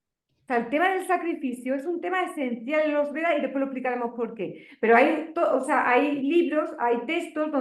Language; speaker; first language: Spanish; native; Spanish